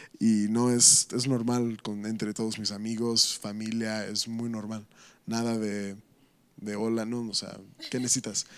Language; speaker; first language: Spanish; non-native, fluent; English